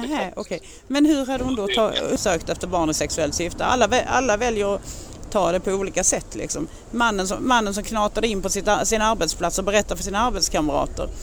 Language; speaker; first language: Swedish; native; Swedish